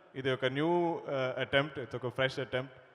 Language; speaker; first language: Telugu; non-native, learner; Malayalam